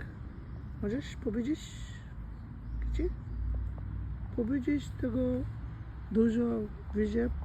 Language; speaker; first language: Polish; non-native, learner; Bangla